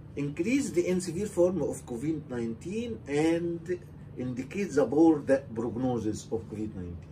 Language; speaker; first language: English; non-native, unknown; Arabic